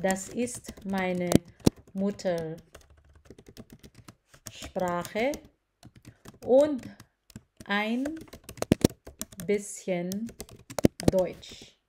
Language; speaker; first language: German; non-native, learner; Filipino